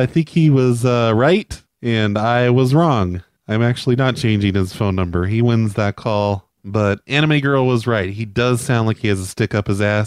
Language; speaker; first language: English; native; English